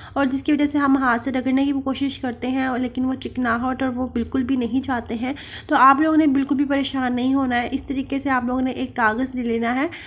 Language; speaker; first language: Urdu; native; Urdu